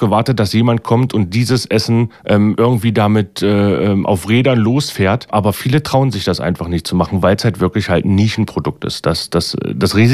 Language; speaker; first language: German; native; German